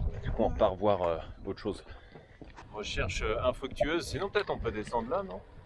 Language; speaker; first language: French; native; French